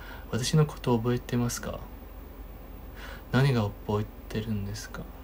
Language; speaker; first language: Japanese; non-native, fluent; Chinese